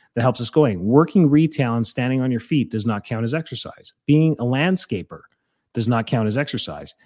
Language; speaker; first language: English; native; English